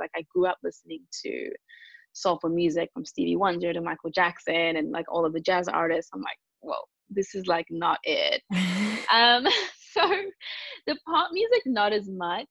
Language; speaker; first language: English; early bilingual, other home language; Japanese